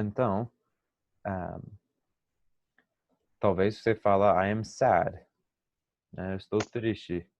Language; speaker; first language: Portuguese; non-native, fluent; English